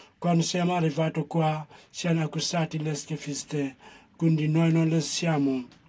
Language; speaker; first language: Italian; non-native, fluent; Wolof